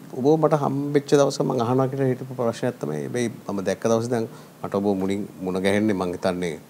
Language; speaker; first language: Sinhala; native; Sinhala